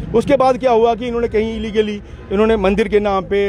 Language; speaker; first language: Hindi; native; Hindi